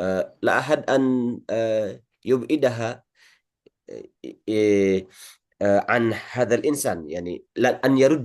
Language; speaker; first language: Arabic; non-native, learner; Indonesian